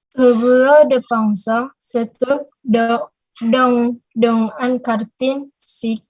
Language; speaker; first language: French; non-native, learner; Indonesian